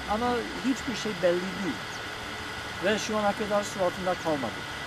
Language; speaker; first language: Turkish; non-native, fluent; English